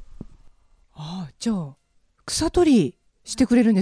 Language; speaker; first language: Japanese; native; Japanese